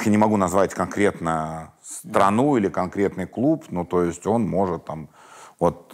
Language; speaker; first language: Russian; native; Russian